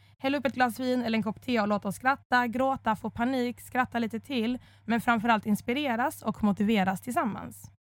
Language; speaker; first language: Swedish; early bilingual, other home language; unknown